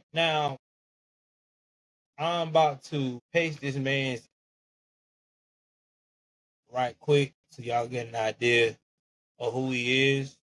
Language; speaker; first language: English; native; English